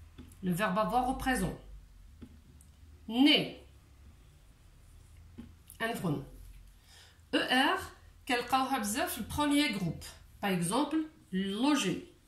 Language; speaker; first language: French; non-native, local second language; Arabic